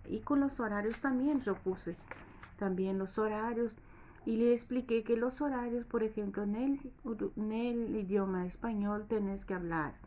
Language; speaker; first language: Spanish; non-native, fluent; Portuguese